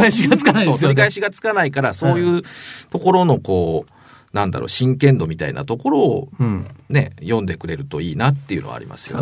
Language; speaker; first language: Japanese; native; Japanese